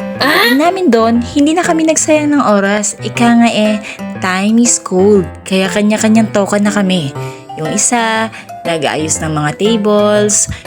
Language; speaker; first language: Filipino; non-native, local second language; Bikol